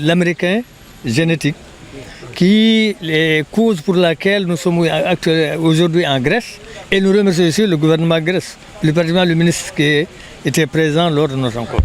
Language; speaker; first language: French; non-native, local second language; Fula